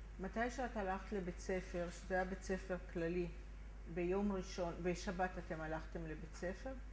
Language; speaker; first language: Hebrew; native; Hebrew